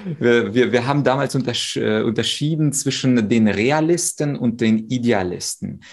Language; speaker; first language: German; early bilingual, other home language; Russian